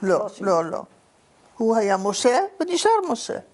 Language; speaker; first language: Hebrew; non-native, fluent; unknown